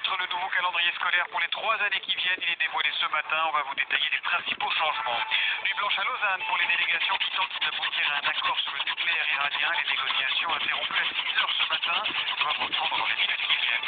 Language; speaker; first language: French; native; French